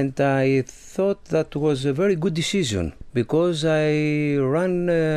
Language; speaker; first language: English; non-native, learner; Greek